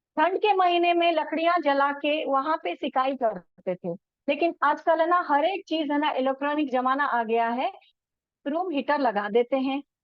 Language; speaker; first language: Hindi; non-native, local second language; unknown